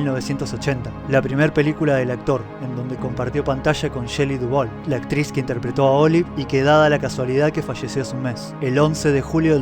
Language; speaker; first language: Spanish; native; Spanish